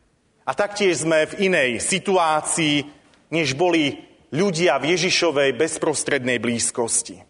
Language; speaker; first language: Slovak; native; Slovak